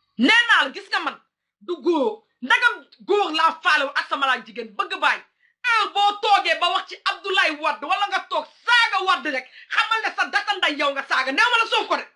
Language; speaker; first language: Wolof; early bilingual, heritage; Wolof